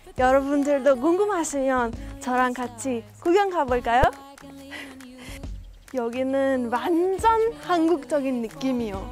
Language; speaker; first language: Korean; non-native, fluent; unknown